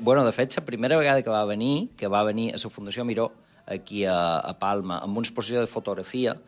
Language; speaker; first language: Catalan; non-native, local second language; Spanish